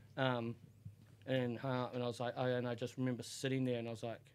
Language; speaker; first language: English; native; English